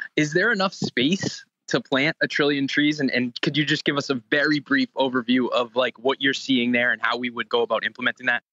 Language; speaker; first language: English; native; English